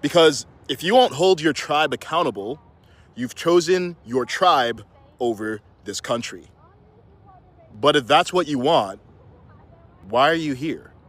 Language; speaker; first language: English; early bilingual, other home language; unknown